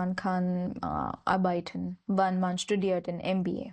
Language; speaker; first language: German; non-native, learner; Marathi